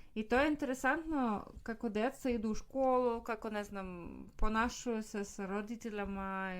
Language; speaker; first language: Serbian; non-native, fluent; Russian